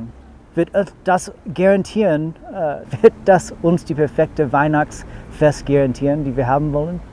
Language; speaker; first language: German; non-native, fluent; English